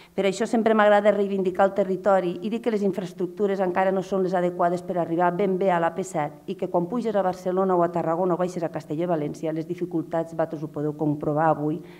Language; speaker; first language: Catalan; native; Catalan